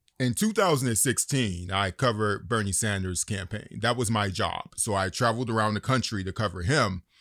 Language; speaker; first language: English; native; English